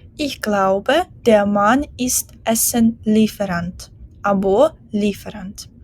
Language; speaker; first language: German; non-native, fluent; Ukrainian